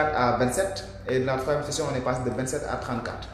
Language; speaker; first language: French; non-native, local second language; Wolof